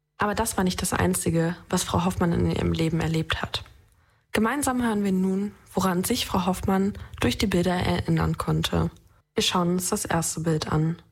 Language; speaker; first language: German; native; German